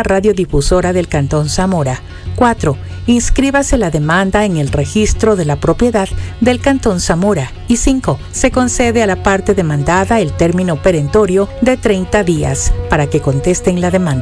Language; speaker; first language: Spanish; native; Spanish